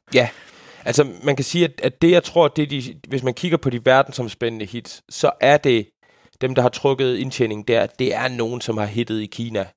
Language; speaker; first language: Danish; native; Danish